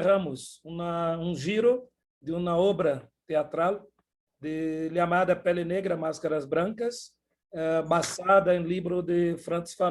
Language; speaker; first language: Portuguese; non-native, fluent; Spanish